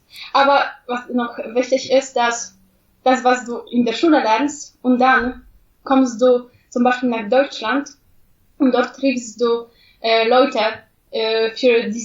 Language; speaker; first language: German; non-native, fluent; Polish